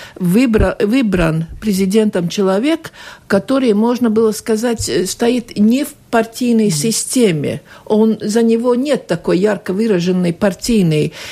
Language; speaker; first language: Russian; non-native, local second language; Latvian